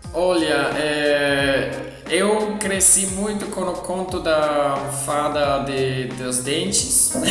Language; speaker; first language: Portuguese; non-native, fluent; German